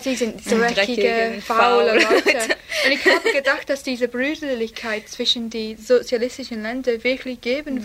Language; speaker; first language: German; non-native, learner; English